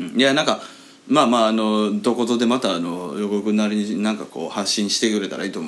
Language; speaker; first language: Japanese; native; Japanese